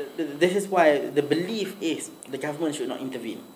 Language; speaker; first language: English; non-native, local second language; Malay